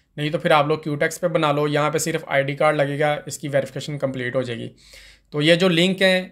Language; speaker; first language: Urdu; non-native, local second language; Punjabi